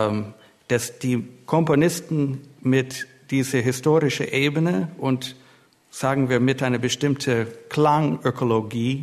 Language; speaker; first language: German; non-native, fluent; English